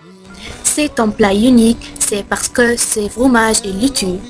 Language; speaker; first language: French; non-native, learner; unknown